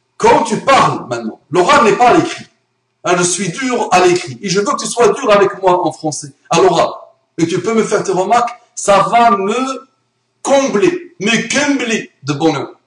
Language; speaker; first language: French; early bilingual, other home language; Arabic